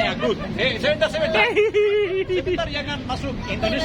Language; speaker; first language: Indonesian; non-native, fluent; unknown